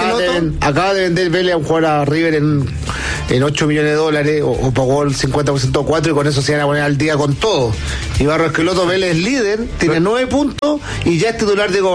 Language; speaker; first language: Spanish; native; Spanish